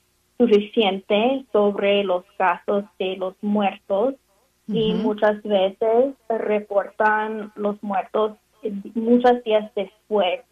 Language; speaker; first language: Spanish; non-native, fluent; English